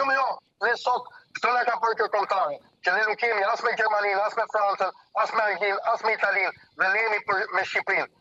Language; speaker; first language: Albanian; early bilingual, heritage; Albanian